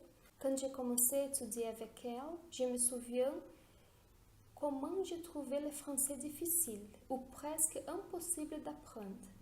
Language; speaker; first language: French; non-native, learner; Portuguese